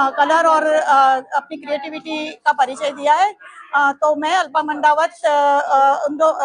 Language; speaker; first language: Hindi; non-native, local second language; Gujarati